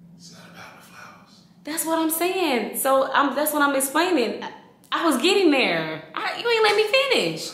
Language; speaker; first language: English; native; English